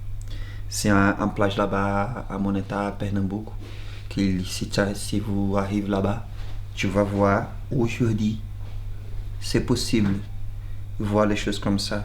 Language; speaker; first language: French; non-native, learner; Portuguese